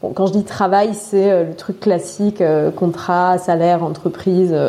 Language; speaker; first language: French; native; French